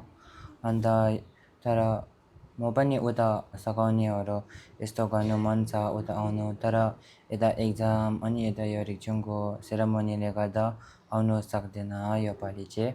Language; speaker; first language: Nepali; non-native, local second language; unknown